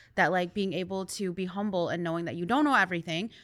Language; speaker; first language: English; early bilingual, other home language; Hmong